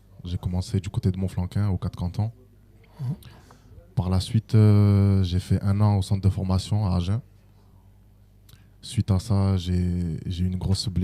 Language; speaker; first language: French; native; French